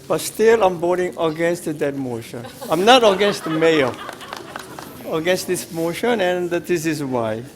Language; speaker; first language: English; non-native, fluent; Korean